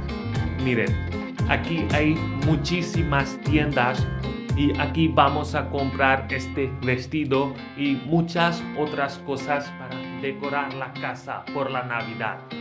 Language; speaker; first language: Spanish; non-native, fluent; Hindi